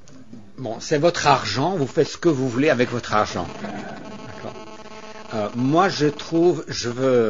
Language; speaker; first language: French; native; French